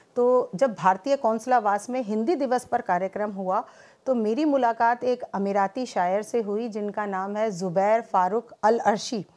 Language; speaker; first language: Hindi; native; Hindi